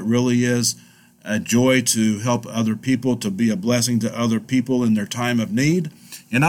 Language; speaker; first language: English; native; English